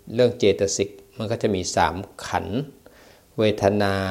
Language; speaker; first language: Thai; native; Thai